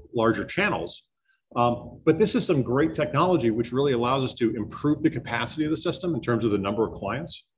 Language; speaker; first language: English; native; English